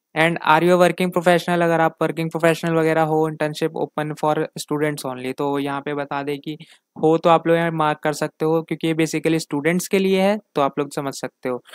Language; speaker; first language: Hindi; native; Hindi